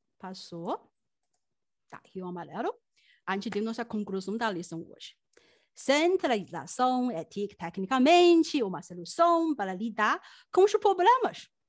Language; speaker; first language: Portuguese; non-native, fluent; Chinese